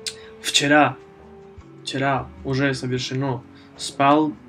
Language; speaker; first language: Russian; non-native, fluent; Spanish